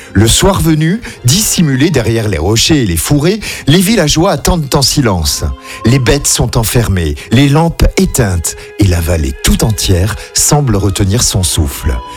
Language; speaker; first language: French; native; French